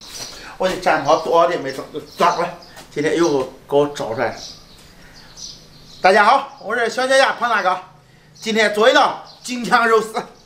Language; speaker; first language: Chinese; native; Chinese